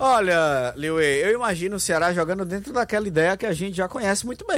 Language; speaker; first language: Portuguese; native; Portuguese